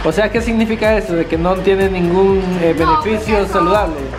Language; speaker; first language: Spanish; native; Spanish